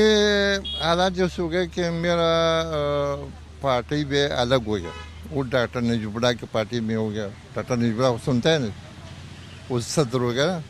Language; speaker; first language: Hindi; non-native, learner; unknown